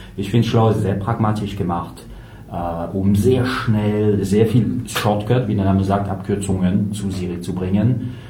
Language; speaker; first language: German; non-native, fluent; French